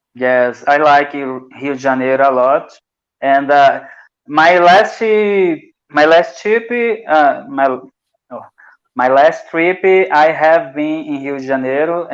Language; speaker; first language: English; non-native, learner; Portuguese